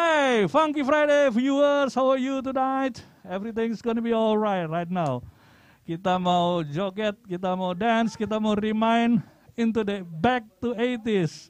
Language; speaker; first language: English; non-native, fluent; Indonesian